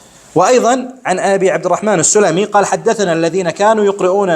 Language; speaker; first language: Arabic; native; Arabic